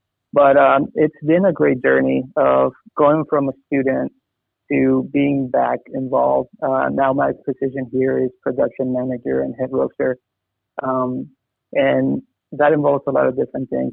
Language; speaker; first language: English; early bilingual, other home language; Spanish